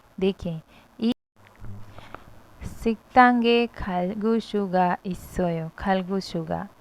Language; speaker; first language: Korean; non-native, fluent; Hindi